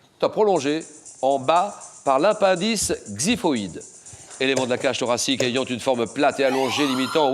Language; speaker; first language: French; native; French